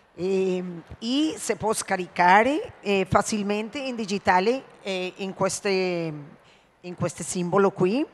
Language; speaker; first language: Italian; non-native, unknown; Spanish